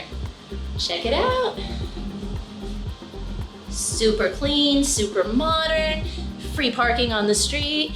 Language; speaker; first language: English; native; English